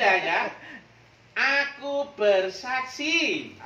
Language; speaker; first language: Indonesian; native; Indonesian